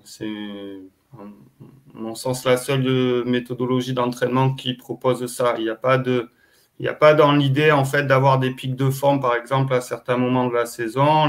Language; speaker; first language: French; native; French